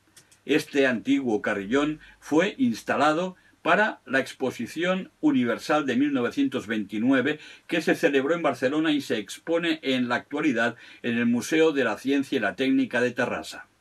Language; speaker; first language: Spanish; non-native, local second language; Catalan